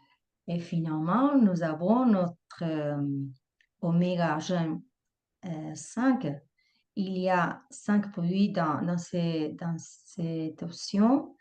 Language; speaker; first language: French; non-native, fluent; Spanish